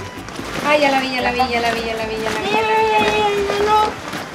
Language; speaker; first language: Spanish; native; Spanish